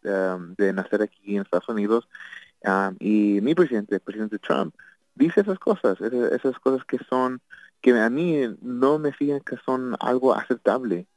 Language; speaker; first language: Spanish; early bilingual, heritage; Spanish